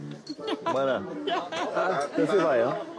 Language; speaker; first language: French; native; French